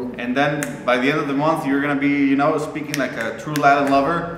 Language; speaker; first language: English; non-native, fluent; Spanish